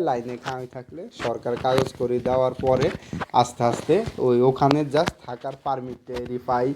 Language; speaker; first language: Bangla; native; Bangla